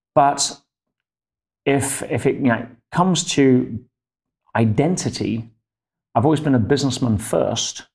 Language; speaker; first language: English; native; English